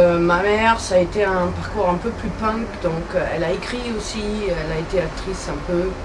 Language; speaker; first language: French; non-native, fluent; German